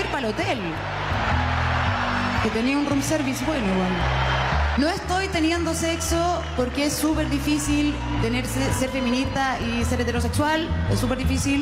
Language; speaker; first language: Spanish; native; Spanish